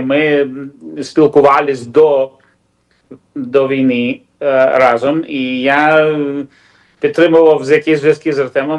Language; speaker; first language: Ukrainian; non-native, local second language; Russian